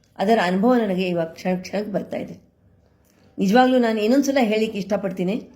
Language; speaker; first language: Kannada; non-native, local second language; Marathi